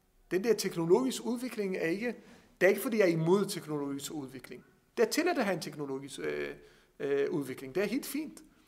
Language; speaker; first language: Danish; non-native, fluent; Hebrew